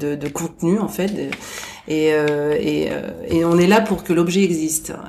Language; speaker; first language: French; native; French